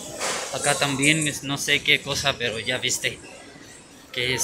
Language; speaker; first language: Spanish; non-native, learner; Urdu